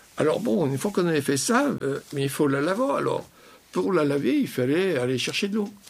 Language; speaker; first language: French; native; French